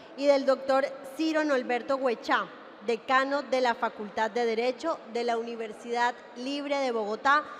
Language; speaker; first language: Spanish; native; Spanish